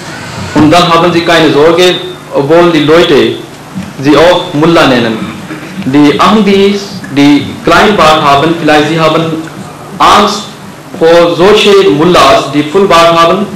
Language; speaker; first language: German; non-native, fluent; Urdu